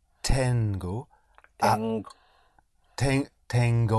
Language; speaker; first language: Spanish; non-native, learner; English